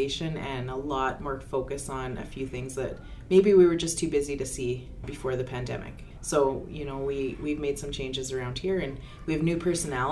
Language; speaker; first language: English; native; English